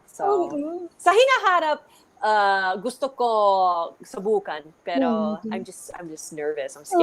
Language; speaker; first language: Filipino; early bilingual, heritage; English